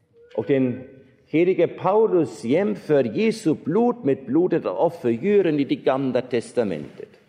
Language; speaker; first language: Swedish; non-native, fluent; German